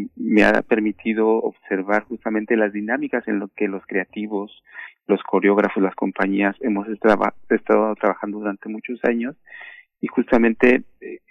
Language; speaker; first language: Spanish; native; Spanish